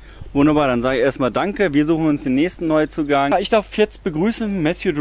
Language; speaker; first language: German; native; German